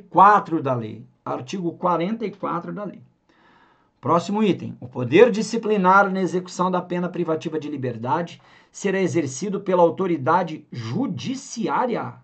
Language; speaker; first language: Portuguese; native; Portuguese